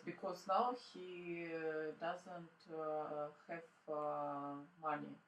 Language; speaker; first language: English; non-native, learner; Russian